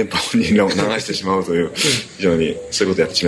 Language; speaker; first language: Japanese; native; Japanese